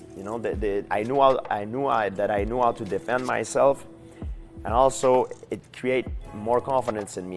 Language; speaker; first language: English; non-native, local second language; French